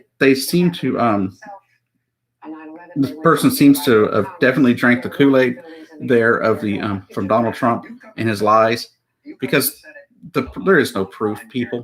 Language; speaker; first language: English; native; English